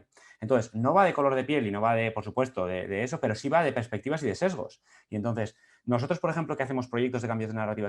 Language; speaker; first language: Spanish; native; Spanish